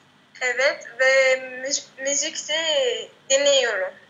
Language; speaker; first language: Turkish; non-native, learner; Arabic